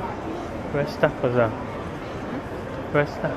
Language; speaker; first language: Italian; non-native, learner; Filipino